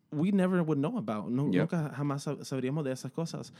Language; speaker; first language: Spanish; early bilingual, heritage; Spanish